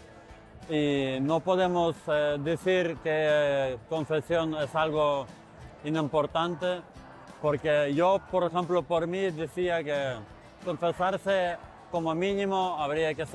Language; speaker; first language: Spanish; non-native, fluent; Ukrainian